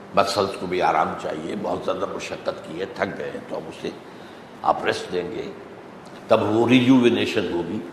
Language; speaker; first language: Urdu; native; Urdu